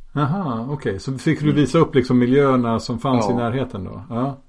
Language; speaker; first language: Swedish; native; Swedish